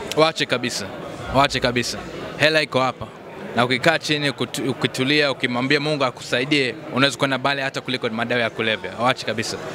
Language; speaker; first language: Swahili; native; Swahili